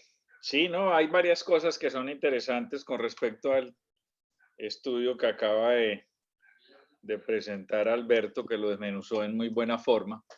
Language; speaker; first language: Spanish; native; Spanish